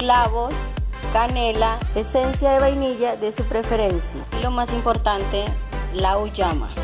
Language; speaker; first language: Spanish; native; Spanish